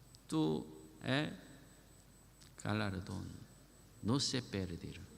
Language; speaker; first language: Spanish; non-native, learner; Korean